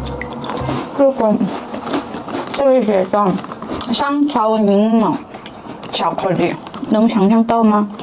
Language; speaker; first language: Chinese; non-native, learner; Korean